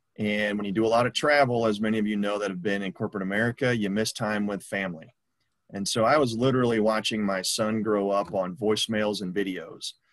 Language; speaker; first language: English; native; English